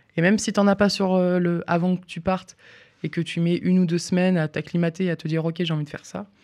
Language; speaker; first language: French; native; French